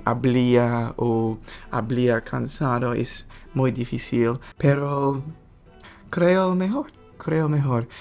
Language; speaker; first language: Spanish; non-native, learner; English